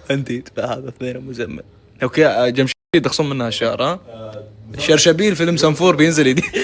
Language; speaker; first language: Arabic; native; Arabic